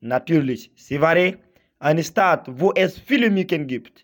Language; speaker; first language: German; non-native, fluent; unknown